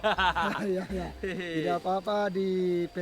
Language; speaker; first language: Indonesian; non-native, local second language; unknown